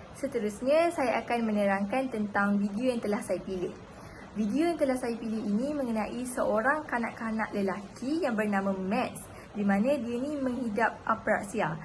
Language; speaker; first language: Malay; native; Malay